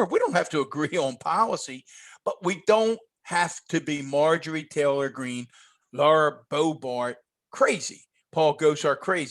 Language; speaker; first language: English; native; English